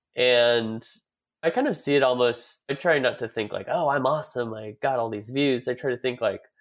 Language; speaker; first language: English; native; English